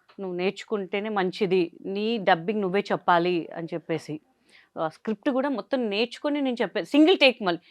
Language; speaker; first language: Telugu; non-native, local second language; Hindi